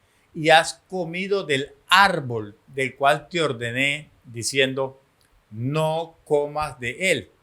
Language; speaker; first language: Spanish; native; Spanish